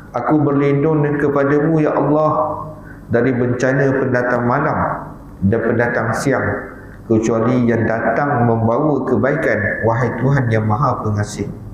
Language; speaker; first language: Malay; native; Malay